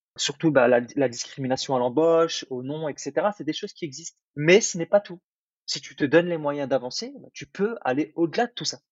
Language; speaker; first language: French; early bilingual, other home language; Arabic